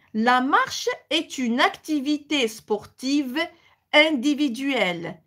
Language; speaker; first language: French; non-native, local second language; Arabic